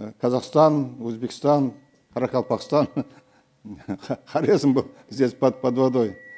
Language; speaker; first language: Russian; non-native, local second language; Kazakh